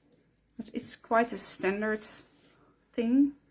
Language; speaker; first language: English; non-native, fluent; Dutch